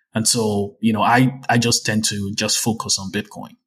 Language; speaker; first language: English; non-native, local second language; Yoruba